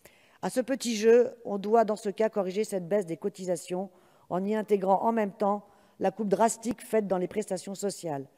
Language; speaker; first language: French; native; French